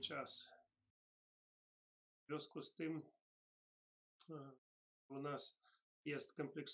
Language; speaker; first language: Polish; non-native, learner; Russian